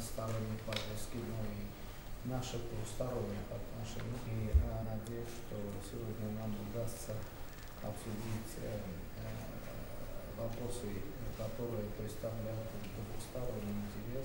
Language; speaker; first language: Russian; non-native, fluent; Armenian